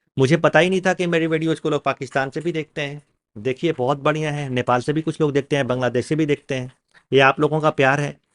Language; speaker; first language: Hindi; native; Hindi